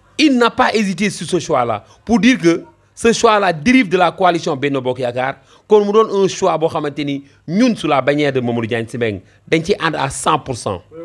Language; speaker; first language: French; non-native, local second language; Wolof